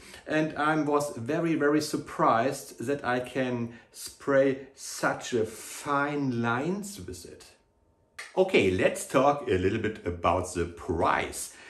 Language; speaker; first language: English; non-native, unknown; German